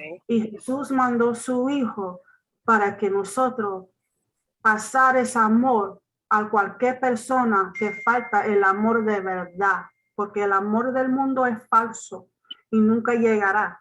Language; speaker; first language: Spanish; non-native, learner; English